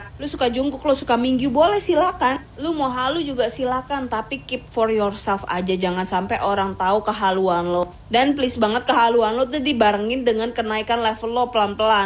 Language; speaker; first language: Indonesian; native; Indonesian